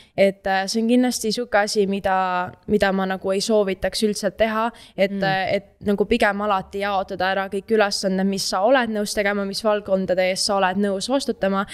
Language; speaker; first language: Estonian; native; Estonian